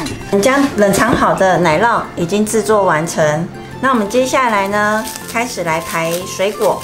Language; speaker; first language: Chinese; native; Chinese